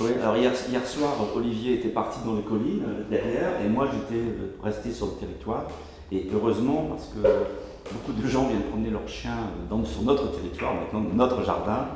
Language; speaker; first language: French; native; French